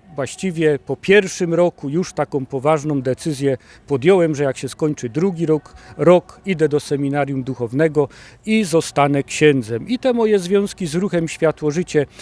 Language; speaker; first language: Polish; native; Polish